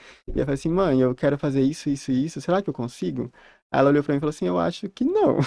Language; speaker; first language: Portuguese; native; Portuguese